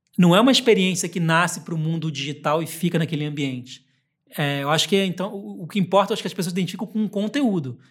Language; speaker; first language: Portuguese; early bilingual, heritage; Portuguese